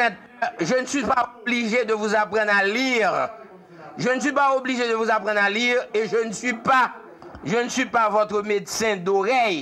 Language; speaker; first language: French; non-native, local second language; Haitian Creole